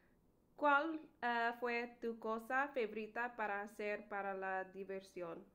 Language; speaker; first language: Spanish; non-native, learner; English